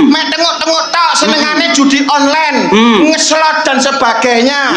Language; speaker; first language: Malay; non-native, local second language; Javanese